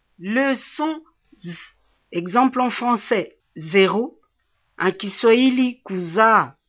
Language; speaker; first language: French; non-native, local second language; Swahili